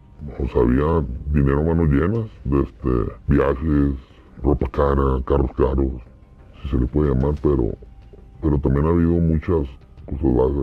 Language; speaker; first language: Spanish; native; Spanish